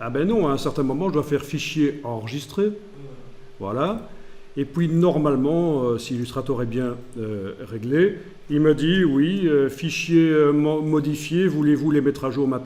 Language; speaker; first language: French; native; French